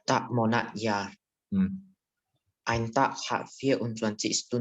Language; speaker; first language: German; non-native, learner; Indonesian